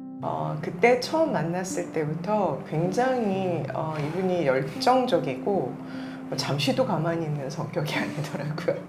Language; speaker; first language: Korean; native; Korean